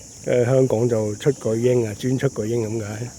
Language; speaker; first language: Chinese; native; Chinese